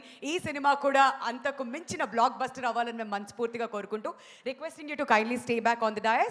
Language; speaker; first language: Telugu; native; Telugu